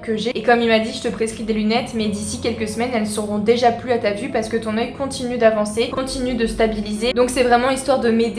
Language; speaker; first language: French; native; French